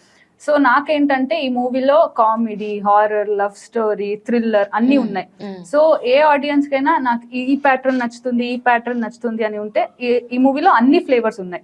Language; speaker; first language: Telugu; non-native, learner; Kannada